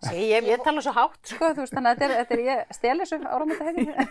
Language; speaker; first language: Icelandic; native; Icelandic